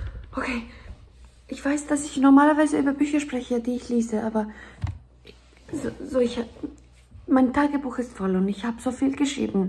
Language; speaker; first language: German; non-native, learner; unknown